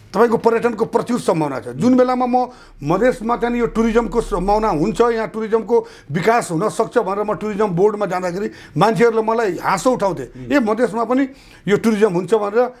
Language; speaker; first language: Nepali; non-native, local second language; Bhojpuri